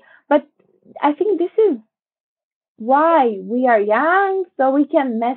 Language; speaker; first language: English; non-native, fluent; Romanian